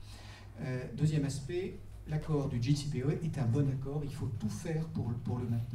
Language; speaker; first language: French; native; French